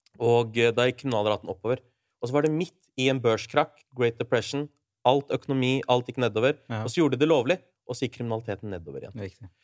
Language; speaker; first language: Norwegian; early bilingual, other home language; Urdu